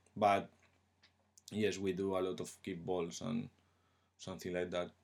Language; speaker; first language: English; non-native, learner; Spanish